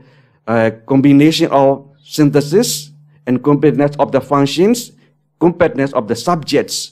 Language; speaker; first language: English; non-native, learner; Burmese